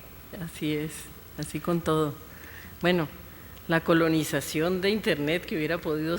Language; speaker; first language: Spanish; native; Spanish